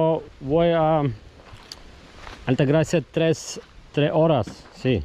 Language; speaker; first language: Spanish; non-native, learner; Polish